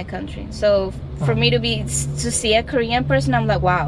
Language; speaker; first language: English; non-native, fluent; Spanish